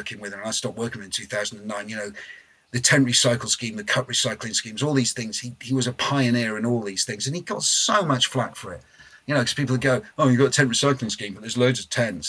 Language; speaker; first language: English; native; English